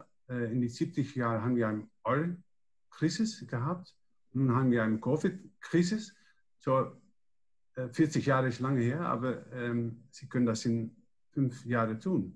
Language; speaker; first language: German; non-native, learner; Dutch